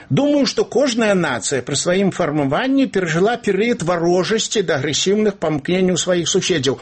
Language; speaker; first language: Belarusian; native; Belarusian